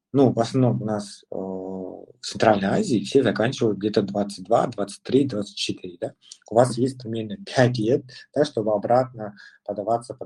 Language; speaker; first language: Russian; non-native, local second language; Kazakh